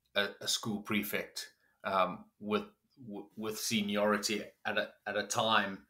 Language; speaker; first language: English; native; English